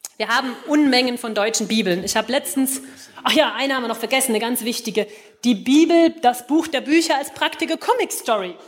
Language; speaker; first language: German; native; German